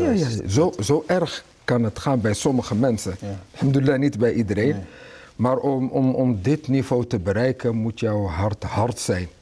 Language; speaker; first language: Dutch; early bilingual, other home language; Arabic